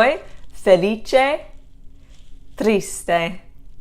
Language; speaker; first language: Italian; non-native, fluent; English